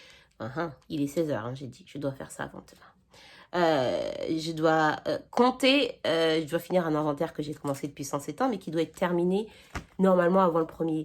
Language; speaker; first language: French; native; French